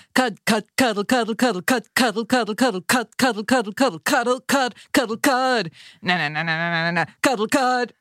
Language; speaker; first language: English; native; English